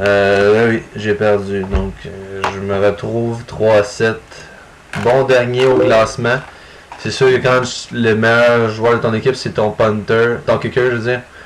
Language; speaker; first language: French; native; French